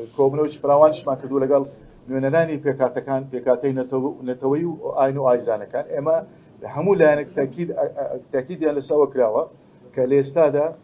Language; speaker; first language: Central Kurdish; non-native, local second language; Azerbaijani